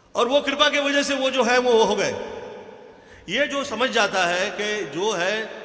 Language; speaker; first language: Hindi; non-native, local second language; Marathi